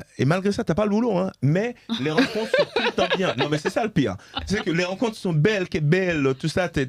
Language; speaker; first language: French; early bilingual, other home language; Haitian Creole